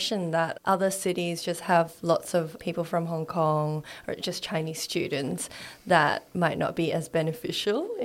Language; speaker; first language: English; non-native, local second language; Cantonese